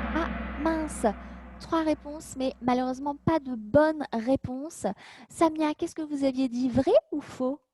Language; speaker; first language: French; native; French